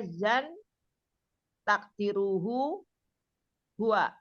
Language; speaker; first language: Arabic; non-native, learner; Indonesian